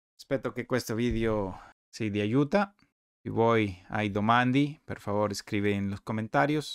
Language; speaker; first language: Italian; non-native, learner; Spanish